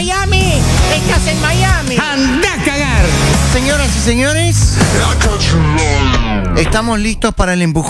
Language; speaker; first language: Spanish; native; Spanish